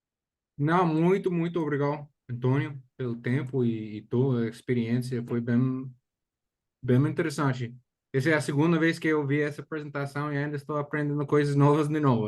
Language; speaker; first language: Portuguese; non-native, fluent; English